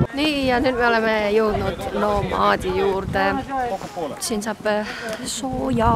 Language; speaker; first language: Estonian; native; Estonian